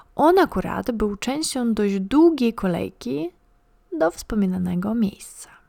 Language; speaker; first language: Polish; non-native, fluent; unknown